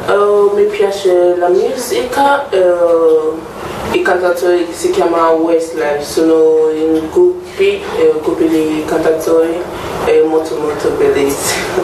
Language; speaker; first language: Italian; non-native, learner; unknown